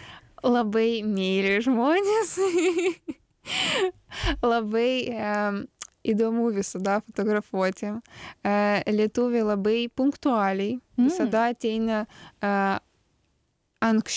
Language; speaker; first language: Lithuanian; non-native, learner; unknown